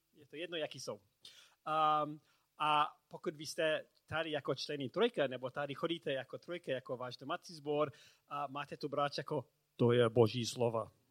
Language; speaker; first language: Czech; non-native, learner; English